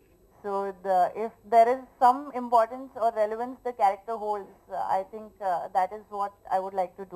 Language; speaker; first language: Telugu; non-native, local second language; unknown